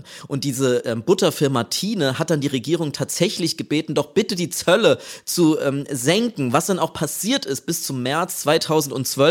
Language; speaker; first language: German; native; German